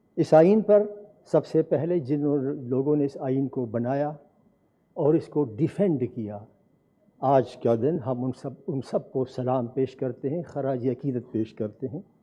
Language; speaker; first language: Urdu; non-native, local second language; Pashto